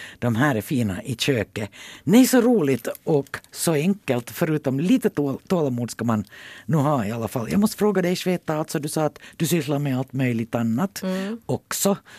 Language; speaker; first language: Swedish; native; Swedish